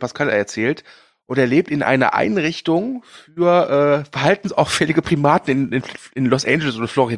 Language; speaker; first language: German; native; German